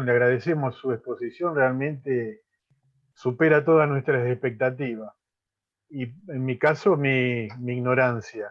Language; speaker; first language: Spanish; native; Spanish